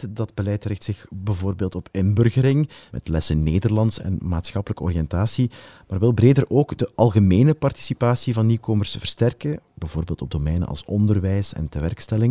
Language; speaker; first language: Dutch; native; Dutch